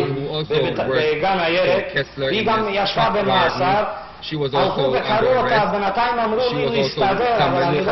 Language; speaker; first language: Hebrew; non-native, fluent; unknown